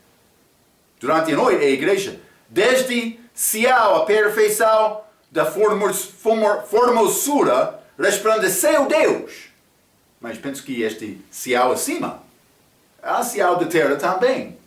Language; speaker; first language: Portuguese; non-native, fluent; English